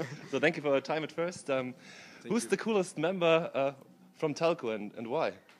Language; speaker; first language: English; non-native, fluent; German